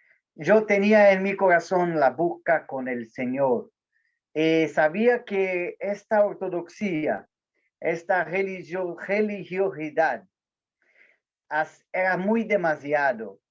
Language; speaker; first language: Spanish; non-native, learner; Portuguese